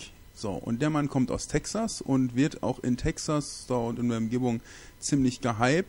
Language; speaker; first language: German; native; German